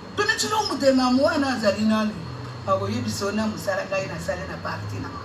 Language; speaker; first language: Lingala; non-native, local second language; Luba-Lulua